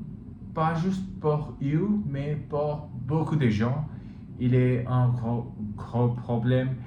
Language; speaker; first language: French; non-native, learner; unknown